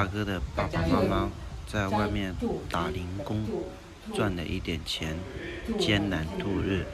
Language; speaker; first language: Chinese; native; Chinese